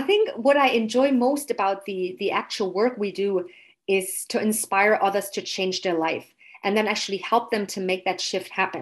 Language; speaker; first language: English; non-native, fluent; German